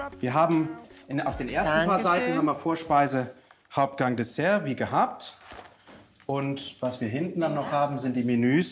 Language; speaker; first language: German; native; German